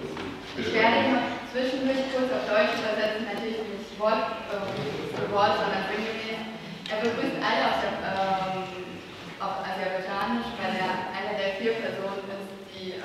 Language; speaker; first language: German; native; German